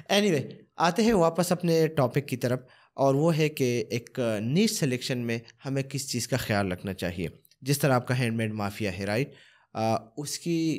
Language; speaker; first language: Urdu; non-native, local second language; Pashto